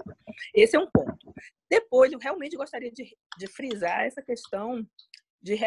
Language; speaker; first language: Portuguese; native; Portuguese